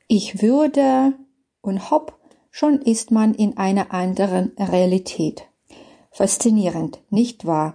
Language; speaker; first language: German; non-native, fluent; Belarusian